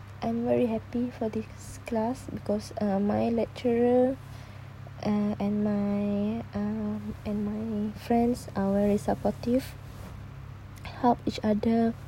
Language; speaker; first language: English; non-native, learner; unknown